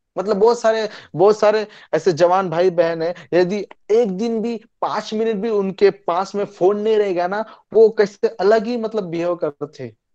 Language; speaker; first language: Hindi; non-native, local second language; Marathi